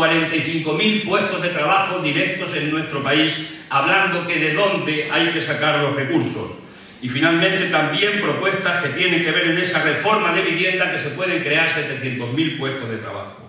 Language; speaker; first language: Spanish; native; Spanish